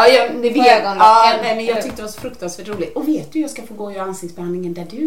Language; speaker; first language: Swedish; native; Swedish